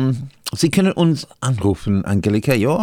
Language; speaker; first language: German; early bilingual, heritage; German